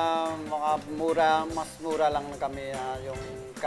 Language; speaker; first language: Filipino; non-native, learner; Vietnamese